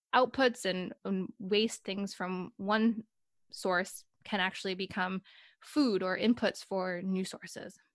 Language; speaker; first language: English; native; English